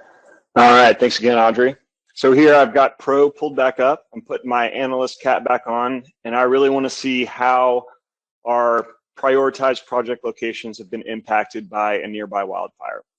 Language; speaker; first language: English; native; English